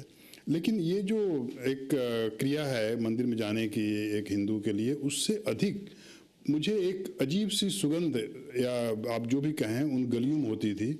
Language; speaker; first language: Hindi; native; Hindi